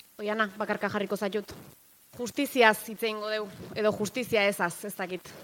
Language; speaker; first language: Basque; native; Basque